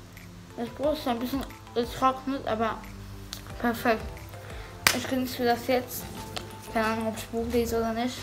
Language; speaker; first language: German; early bilingual, other home language; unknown